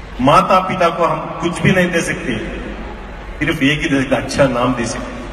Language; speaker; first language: Hindi; non-native, local second language; Telugu